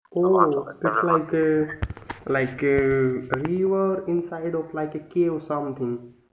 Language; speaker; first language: English; non-native, local second language; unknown